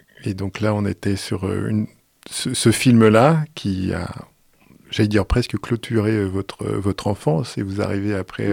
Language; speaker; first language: French; native; French